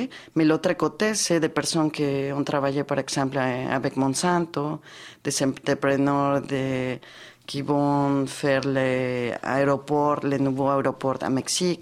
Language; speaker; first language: French; non-native, fluent; Spanish